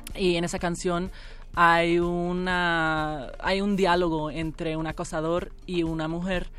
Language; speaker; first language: Spanish; early bilingual, heritage; Spanish